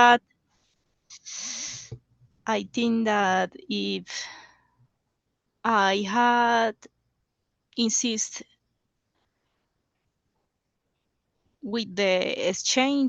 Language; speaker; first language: English; non-native, learner; Spanish